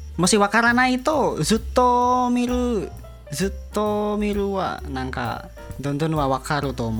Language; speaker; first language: Japanese; non-native, learner; Indonesian